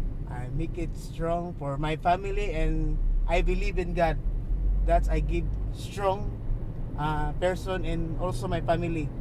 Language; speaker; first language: English; non-native, learner; Cebuano